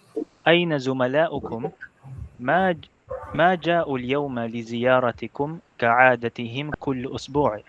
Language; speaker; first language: Arabic; non-native, learner; Filipino